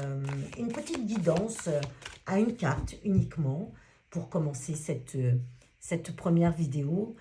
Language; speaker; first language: French; native; French